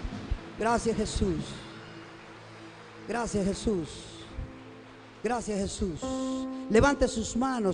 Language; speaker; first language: Spanish; native; Spanish